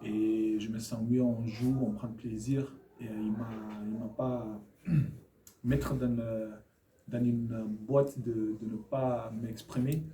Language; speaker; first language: French; non-native, learner; Fijian